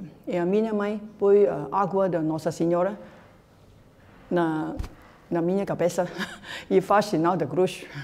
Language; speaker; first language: Portuguese; non-native, local second language; Cantonese